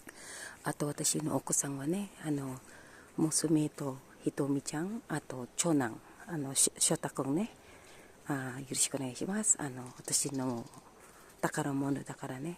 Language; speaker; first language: Japanese; non-native, learner; Filipino